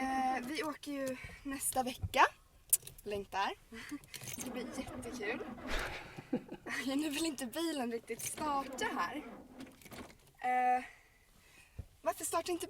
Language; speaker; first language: Swedish; native; Swedish